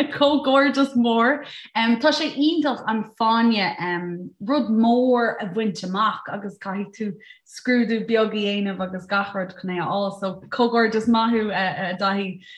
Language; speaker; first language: Irish; non-native, local second language; English